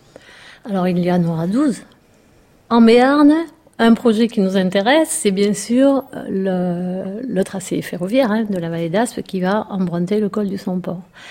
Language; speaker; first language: French; native; French